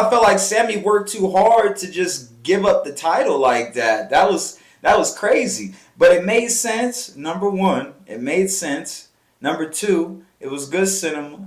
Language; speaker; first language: English; native; English